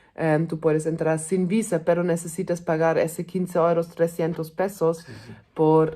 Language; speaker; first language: Spanish; non-native, fluent; German